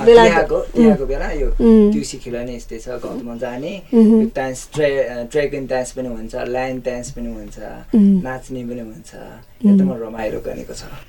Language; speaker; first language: Nepali; non-native, learner; Chinese